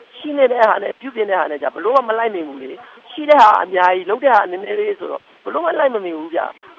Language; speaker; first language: Burmese; native; Burmese